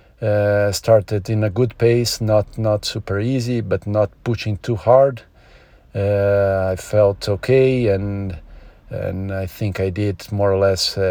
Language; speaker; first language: English; non-native, learner; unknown